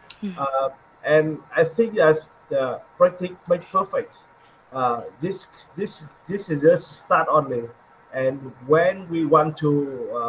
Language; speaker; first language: English; non-native, learner; Vietnamese